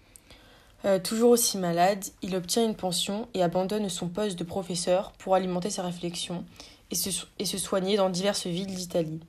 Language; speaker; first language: French; native; French